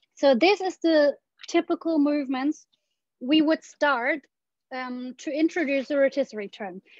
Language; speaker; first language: English; non-native, fluent; German